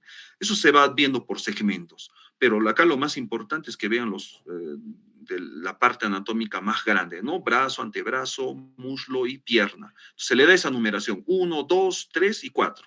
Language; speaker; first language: Spanish; native; Spanish